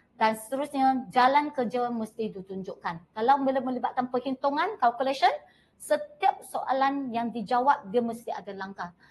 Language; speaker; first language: Malay; non-native, local second language; Chinese